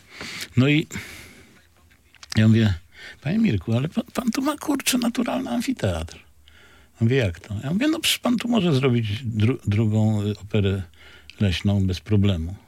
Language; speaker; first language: Polish; native; Polish